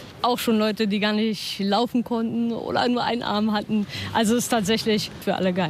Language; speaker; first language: German; native; German